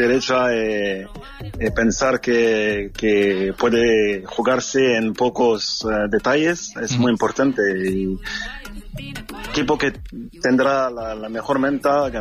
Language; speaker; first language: Spanish; non-native, fluent; French